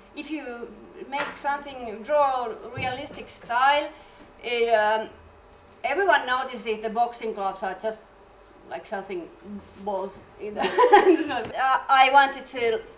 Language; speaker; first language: English; non-native, fluent; Finnish